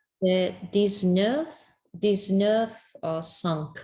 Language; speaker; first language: French; non-native, learner; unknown